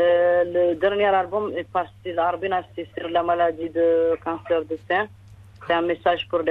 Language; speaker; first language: French; non-native, learner; Arabic